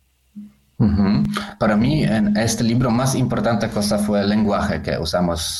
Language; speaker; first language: Spanish; non-native, learner; Polish